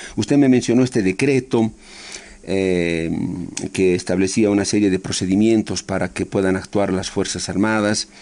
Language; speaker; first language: Spanish; native; Spanish